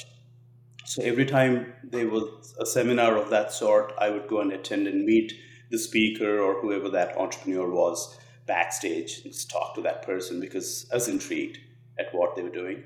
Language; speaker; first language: English; non-native, local second language; Telugu